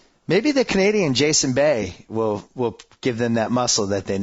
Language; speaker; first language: English; native; English